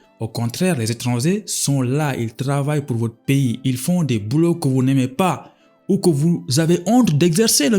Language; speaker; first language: French; non-native, local second language; Wolof